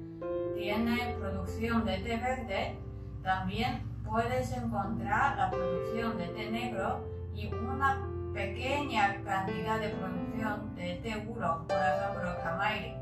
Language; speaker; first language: Spanish; non-native, learner; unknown